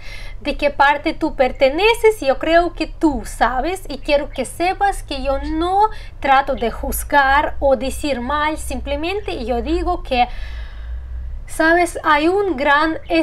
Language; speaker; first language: Spanish; non-native, fluent; Russian